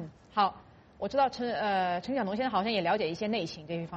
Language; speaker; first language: Chinese; native; Chinese